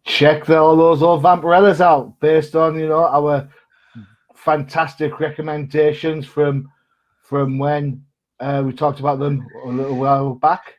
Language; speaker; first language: English; native; English